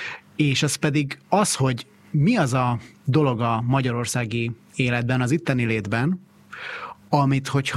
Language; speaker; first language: Hungarian; native; Hungarian